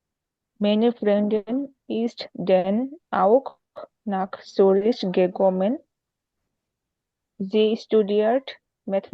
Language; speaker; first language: German; non-native, learner; Bangla